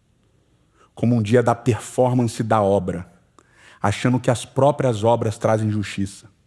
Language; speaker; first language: Portuguese; native; Portuguese